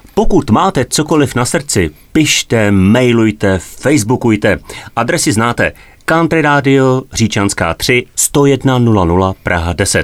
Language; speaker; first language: Czech; native; Czech